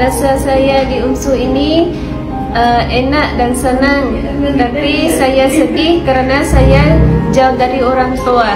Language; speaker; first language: Indonesian; non-native, learner; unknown